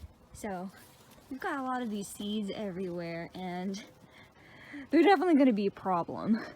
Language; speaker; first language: English; native; English